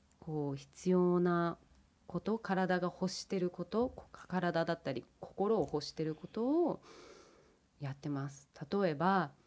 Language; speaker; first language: Japanese; early bilingual, heritage; English